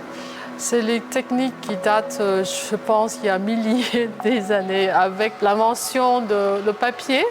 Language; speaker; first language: French; non-native, fluent; Chinese